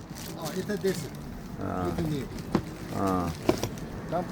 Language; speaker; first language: Russian; non-native, learner; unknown